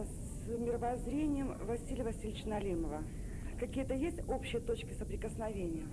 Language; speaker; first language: Russian; native; Russian